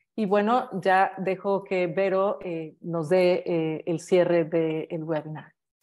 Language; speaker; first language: Spanish; native; Spanish